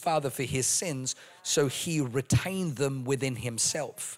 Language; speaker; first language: English; non-native, local second language; German